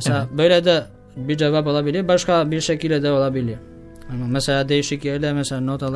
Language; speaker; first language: Turkish; non-native, learner; Albanian